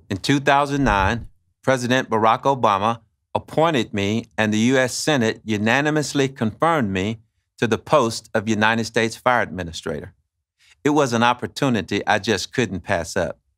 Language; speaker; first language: English; native; English